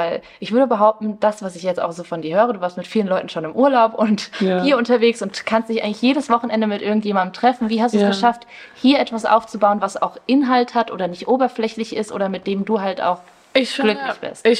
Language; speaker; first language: German; early bilingual, other home language; Spanish